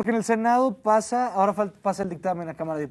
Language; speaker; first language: Spanish; native; Spanish